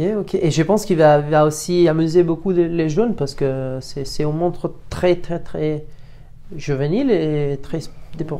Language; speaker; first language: French; non-native, learner; Italian